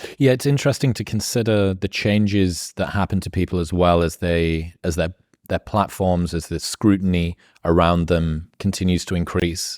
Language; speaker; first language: English; native; English